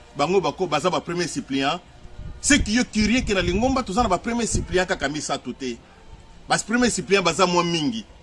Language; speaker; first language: Lingala; non-native, local second language; Kongo